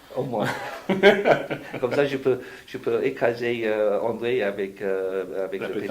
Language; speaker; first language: French; non-native, fluent; English